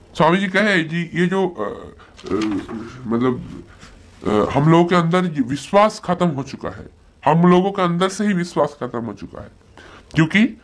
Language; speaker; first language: Hindi; non-native, local second language; Bangla